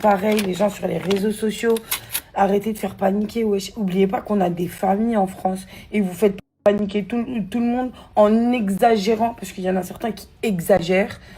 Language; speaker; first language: French; native; French